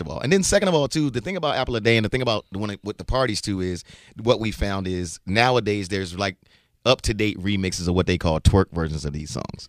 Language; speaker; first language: English; native; English